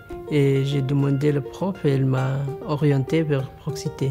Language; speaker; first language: French; non-native, learner; Arabic